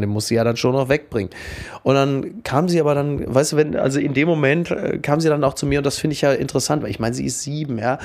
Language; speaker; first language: German; native; German